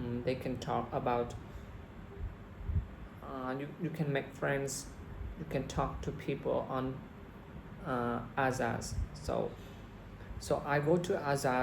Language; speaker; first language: English; non-native, learner; Vietnamese